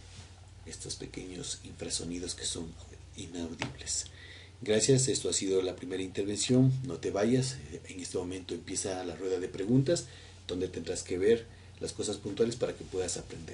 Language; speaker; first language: Spanish; native; Spanish